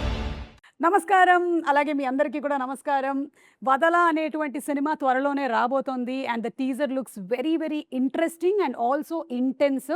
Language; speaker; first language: Telugu; native; Telugu